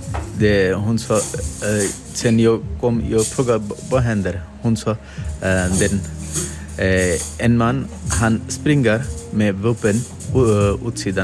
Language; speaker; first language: Swedish; non-native, learner; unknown